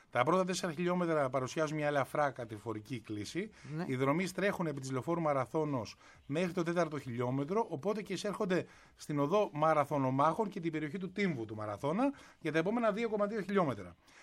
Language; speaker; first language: Greek; native; Greek